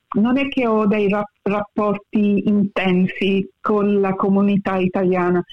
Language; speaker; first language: Italian; early bilingual, heritage; Italian